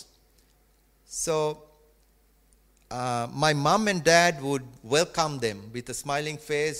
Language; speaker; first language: English; non-native, local second language; Tamil